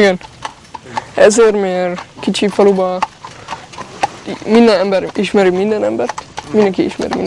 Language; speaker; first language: Hungarian; non-native, learner; German